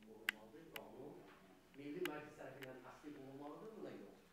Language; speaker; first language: Azerbaijani; non-native, local second language; Talysh